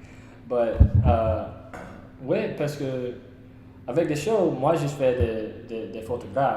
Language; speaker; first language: French; non-native, learner; English